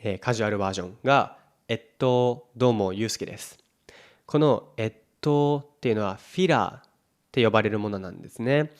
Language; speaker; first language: Japanese; native; Japanese